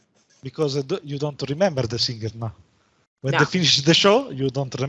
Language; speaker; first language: English; non-native, learner; Italian